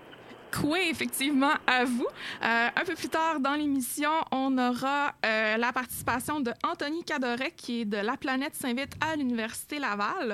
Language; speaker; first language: French; native; French